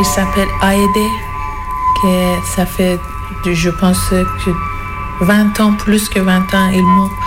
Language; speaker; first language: French; non-native, learner; Persian